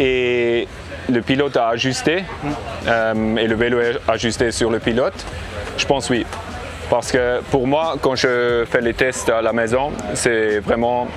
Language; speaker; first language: French; non-native, learner; English